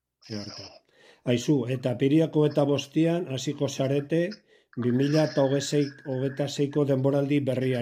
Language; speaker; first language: Basque; native; Basque